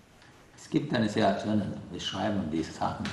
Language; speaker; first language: German; non-native, learner; Sinhala